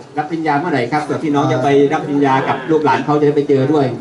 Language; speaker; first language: Thai; native; Thai